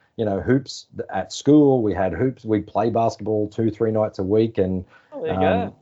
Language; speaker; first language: English; native; English